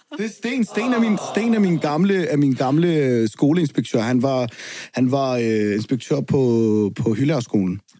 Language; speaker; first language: Danish; early bilingual, other home language; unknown